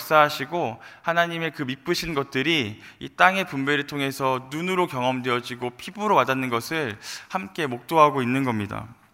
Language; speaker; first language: Korean; native; Korean